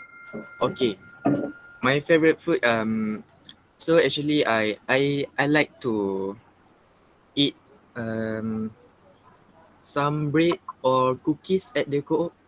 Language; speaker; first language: English; non-native, local second language; Malay